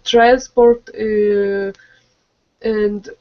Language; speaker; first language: English; non-native, learner; Russian